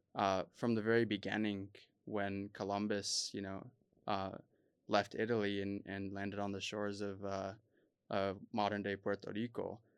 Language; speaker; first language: English; native; English